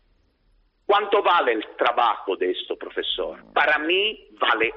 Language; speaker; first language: Spanish; non-native, fluent; Italian